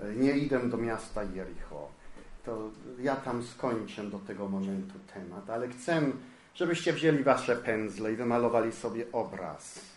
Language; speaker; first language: Polish; early bilingual, heritage; Polish